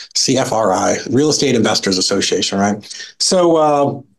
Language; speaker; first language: English; native; English